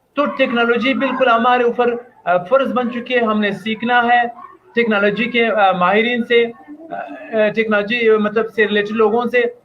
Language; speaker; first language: Urdu; non-native, local second language; Pashto